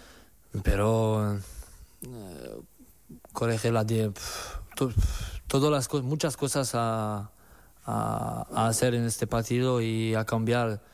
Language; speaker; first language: Spanish; non-native, learner; French